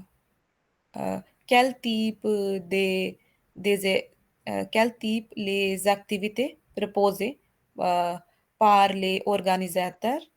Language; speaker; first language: French; non-native, learner; Hindi